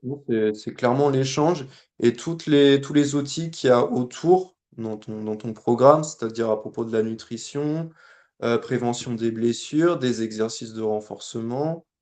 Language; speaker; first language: French; native; French